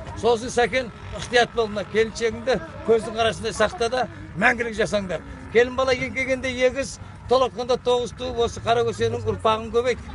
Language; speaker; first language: Kazakh; native; Kazakh